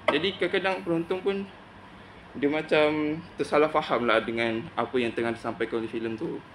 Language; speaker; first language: Malay; native; Malay